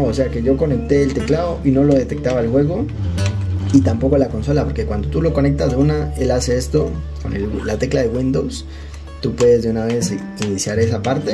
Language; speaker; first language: Spanish; native; Spanish